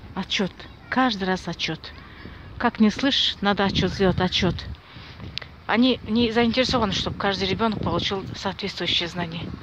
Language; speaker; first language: Russian; non-native, local second language; Kazakh